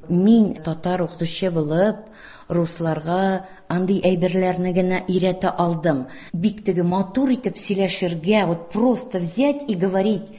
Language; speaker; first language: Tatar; non-native, local second language; Russian